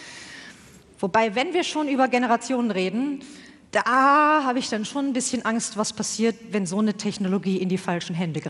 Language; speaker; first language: German; native; German